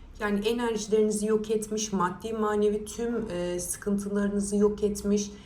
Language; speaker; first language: Turkish; native; Turkish